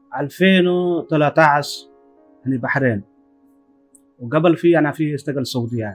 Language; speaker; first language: Arabic; non-native, learner; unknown